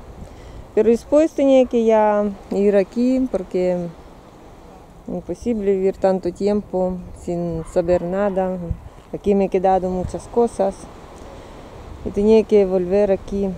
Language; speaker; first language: Spanish; non-native, learner; Russian